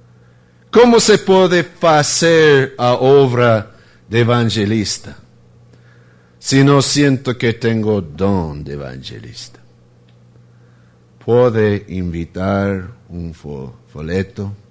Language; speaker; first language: Spanish; non-native, fluent; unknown